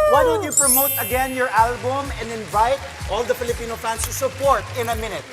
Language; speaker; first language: English; non-native, local second language; Filipino